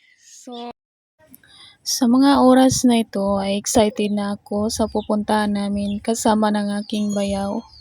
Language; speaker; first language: Filipino; non-native, local second language; Cebuano